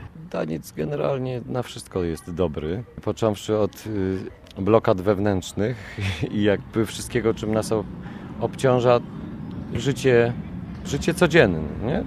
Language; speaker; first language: Polish; native; Polish